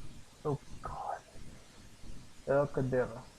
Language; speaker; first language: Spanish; non-native, learner; English